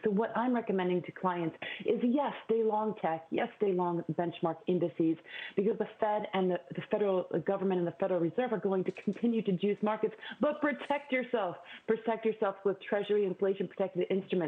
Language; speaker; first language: English; native; English